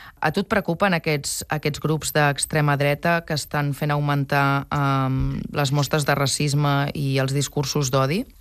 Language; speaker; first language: Catalan; native; Catalan